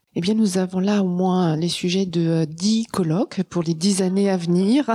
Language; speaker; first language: French; native; French